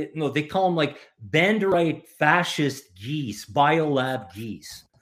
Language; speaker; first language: English; non-native, fluent; Ukrainian